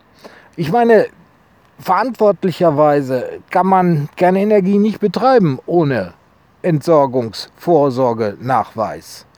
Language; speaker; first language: German; native; German